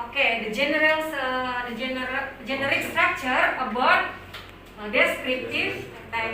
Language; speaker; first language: English; non-native, learner; Indonesian